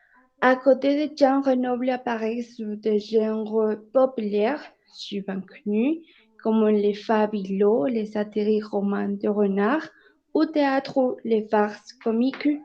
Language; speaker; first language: French; non-native, learner; Spanish